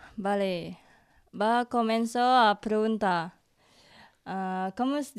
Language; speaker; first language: Catalan; non-native, learner; Indonesian